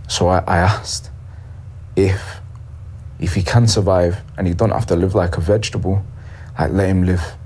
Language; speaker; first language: English; native; English